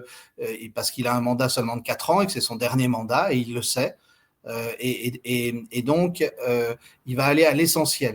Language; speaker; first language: French; native; French